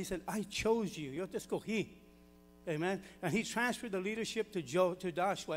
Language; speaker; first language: English; early bilingual, other home language; Spanish